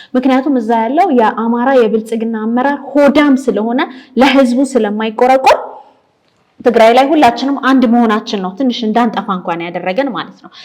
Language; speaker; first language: Amharic; native; Amharic